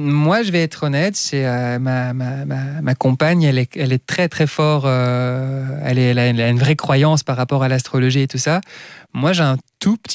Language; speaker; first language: French; native; French